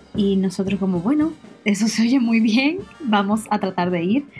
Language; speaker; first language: Spanish; native; Spanish